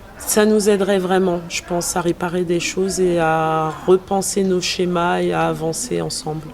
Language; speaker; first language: French; native; French